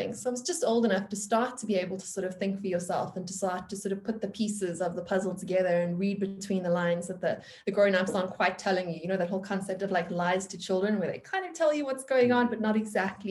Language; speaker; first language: English; native; English